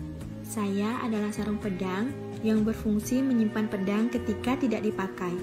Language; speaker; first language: Indonesian; native; Indonesian